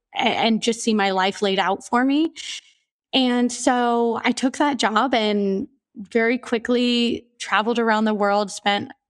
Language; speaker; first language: English; native; English